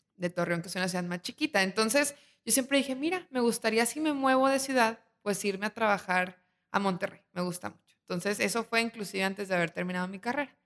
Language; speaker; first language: Spanish; native; Spanish